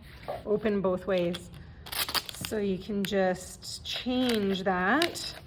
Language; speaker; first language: English; native; English